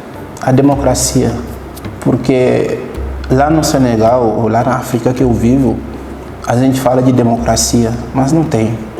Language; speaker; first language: Portuguese; non-native, fluent; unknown